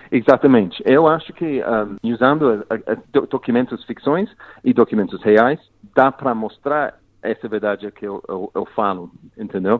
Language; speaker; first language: Portuguese; non-native, fluent; English